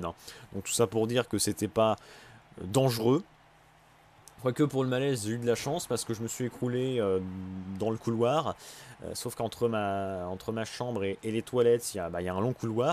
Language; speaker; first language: French; native; French